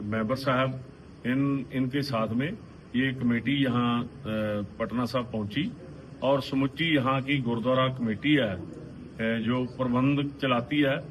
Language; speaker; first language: Hindi; non-native, local second language; Punjabi